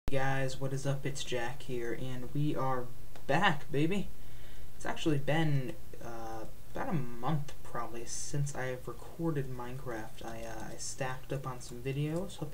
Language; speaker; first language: English; native; English